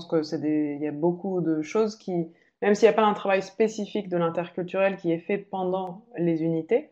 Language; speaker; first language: French; native; French